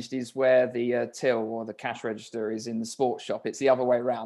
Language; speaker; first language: English; native; English